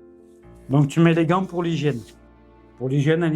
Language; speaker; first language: French; native; French